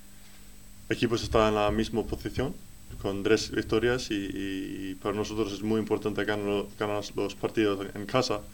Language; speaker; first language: Spanish; non-native, learner; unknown